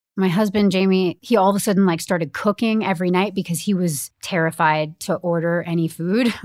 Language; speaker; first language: English; native; English